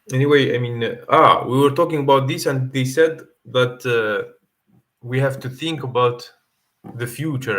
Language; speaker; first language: English; non-native, fluent; Arabic